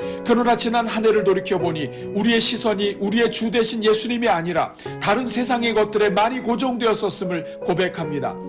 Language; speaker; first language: Korean; native; Korean